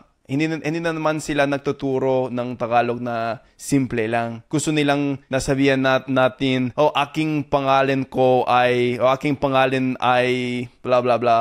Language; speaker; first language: Filipino; non-native, fluent; English